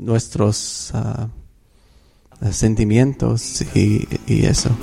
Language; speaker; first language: Spanish; non-native, fluent; English